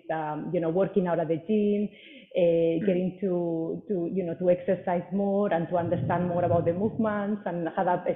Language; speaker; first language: English; non-native, fluent; Spanish